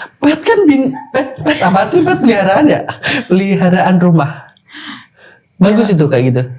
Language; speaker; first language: Indonesian; native; Indonesian